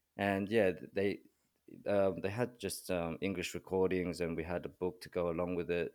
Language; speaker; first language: English; early bilingual, other home language; Korean